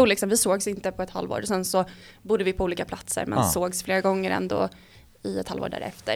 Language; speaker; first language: Swedish; native; Swedish